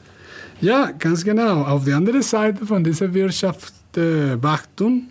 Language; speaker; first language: German; non-native, fluent; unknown